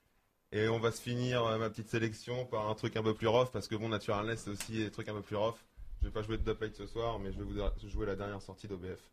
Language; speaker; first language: French; native; French